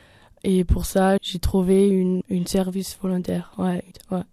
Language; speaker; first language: French; non-native, learner; German